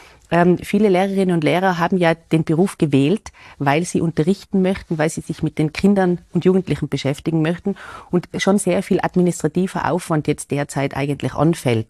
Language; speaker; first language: German; native; German